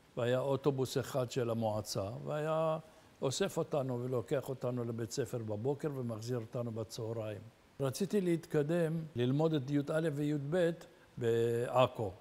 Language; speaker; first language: Hebrew; early bilingual, other home language; Arabic